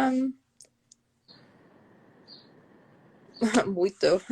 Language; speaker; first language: Portuguese; non-native, learner; English